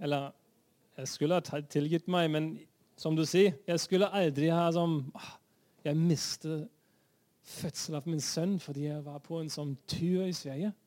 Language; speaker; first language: Norwegian; non-native, fluent; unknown